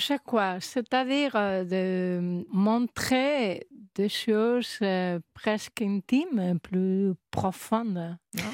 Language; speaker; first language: French; non-native, learner; Spanish